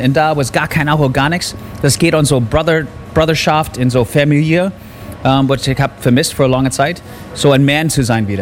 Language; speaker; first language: German; non-native, fluent; English